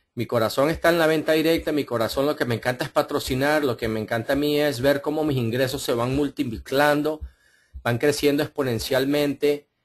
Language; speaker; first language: Spanish; early bilingual, heritage; Spanish